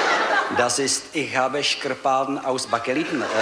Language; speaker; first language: German; non-native, learner; Czech